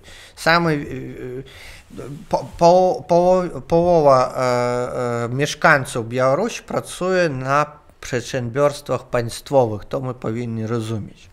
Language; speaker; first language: Polish; non-native, learner; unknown